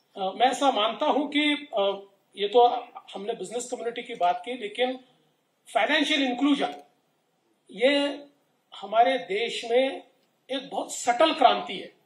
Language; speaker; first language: Hindi; non-native, local second language; Marathi